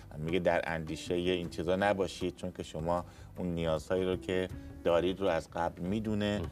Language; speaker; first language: Persian; native; Persian